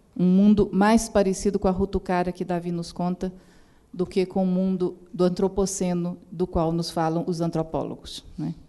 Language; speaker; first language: Portuguese; native; Portuguese